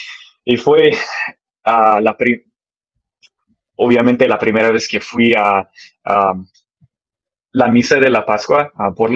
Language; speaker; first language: Spanish; early bilingual, heritage; English